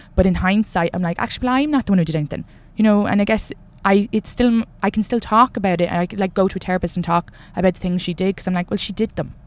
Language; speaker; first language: English; native; English